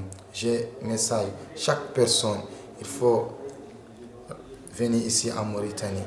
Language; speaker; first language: French; non-native, learner; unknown